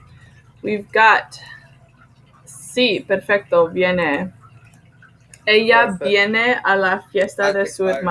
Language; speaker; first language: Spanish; non-native, fluent; English